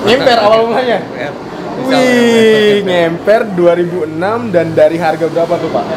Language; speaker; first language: Indonesian; native; Indonesian